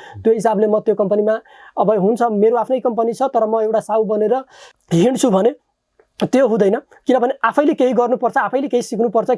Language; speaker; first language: Nepali; non-native, local second language; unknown